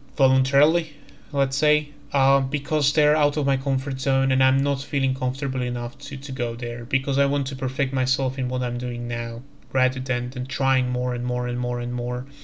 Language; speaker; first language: English; non-native, fluent; Slovak